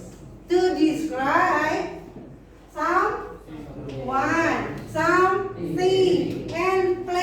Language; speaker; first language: English; non-native, fluent; Indonesian